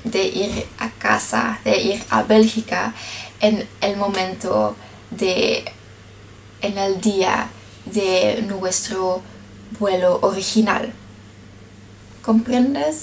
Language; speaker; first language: Spanish; non-native, learner; Dutch